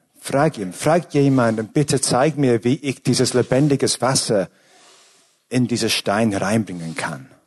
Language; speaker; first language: German; non-native, fluent; English